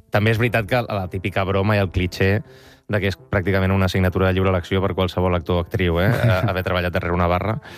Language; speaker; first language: Catalan; native; Catalan